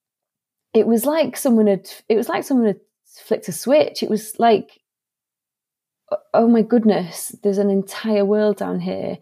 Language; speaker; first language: English; native; English